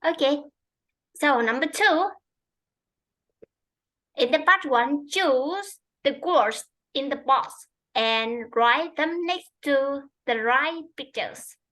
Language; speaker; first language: English; non-native, fluent; Vietnamese